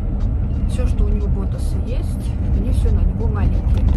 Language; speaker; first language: Russian; native; Russian